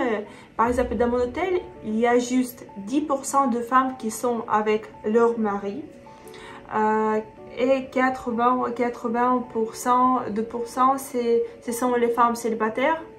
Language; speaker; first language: French; non-native, fluent; Russian